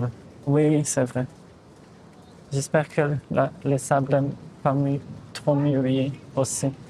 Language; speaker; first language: French; non-native, fluent; Portuguese